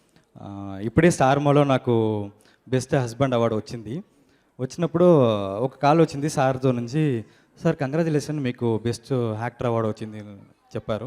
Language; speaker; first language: Telugu; non-native, learner; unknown